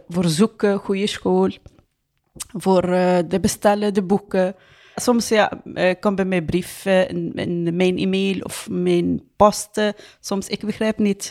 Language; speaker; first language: Dutch; non-native, learner; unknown